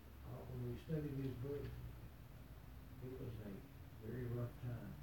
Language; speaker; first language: English; native; English